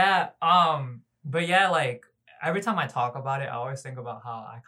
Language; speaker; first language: English; early bilingual, other home language; Cebuano